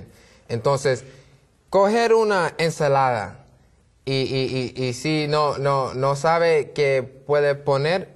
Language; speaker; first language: Spanish; non-native, learner; English